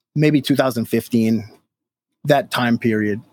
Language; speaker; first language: English; native; English